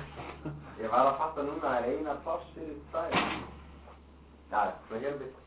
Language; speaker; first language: Icelandic; non-native, learner; English